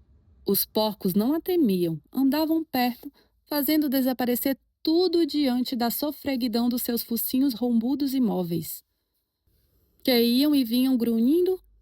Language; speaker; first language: Portuguese; native; Portuguese